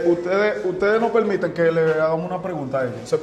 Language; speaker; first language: Spanish; native; Spanish